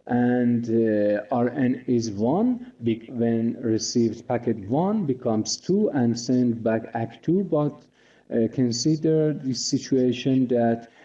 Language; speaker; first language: English; non-native, fluent; Persian